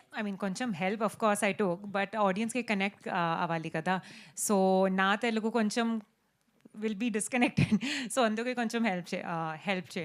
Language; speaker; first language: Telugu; non-native, learner; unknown